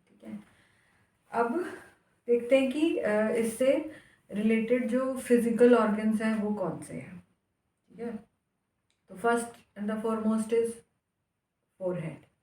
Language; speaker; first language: Hindi; native; Hindi